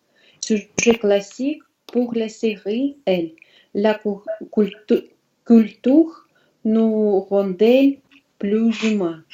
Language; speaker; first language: French; non-native, learner; Russian